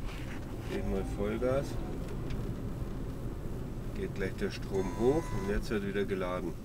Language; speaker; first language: German; native; German